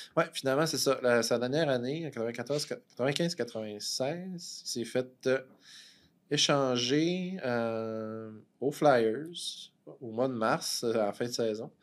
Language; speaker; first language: French; native; French